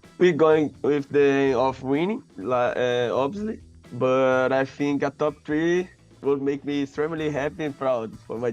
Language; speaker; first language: English; non-native, learner; Portuguese